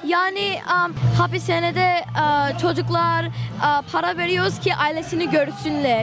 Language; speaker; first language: Turkish; early bilingual, heritage; Kurdish